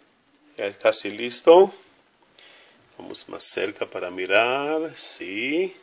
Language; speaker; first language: Spanish; non-native, learner; Hebrew